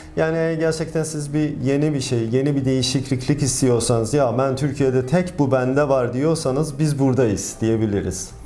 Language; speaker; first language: Turkish; non-native, fluent; Persian